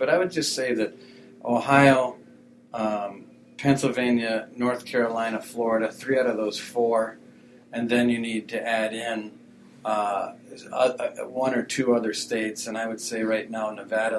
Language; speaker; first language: English; native; English